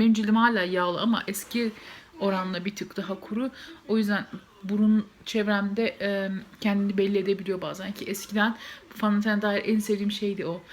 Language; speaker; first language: Turkish; native; Turkish